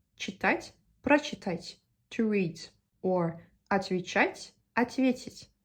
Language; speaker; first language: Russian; non-native, fluent; Turkish